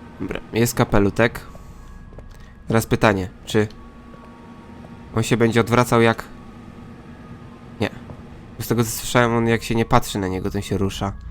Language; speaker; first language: Polish; native; Polish